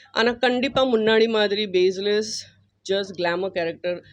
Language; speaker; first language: Tamil; non-native, learner; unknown